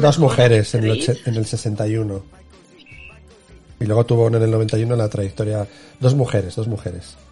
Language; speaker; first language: Spanish; native; Spanish